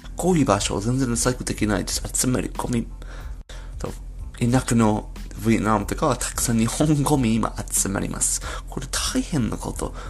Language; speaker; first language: Japanese; non-native, learner; English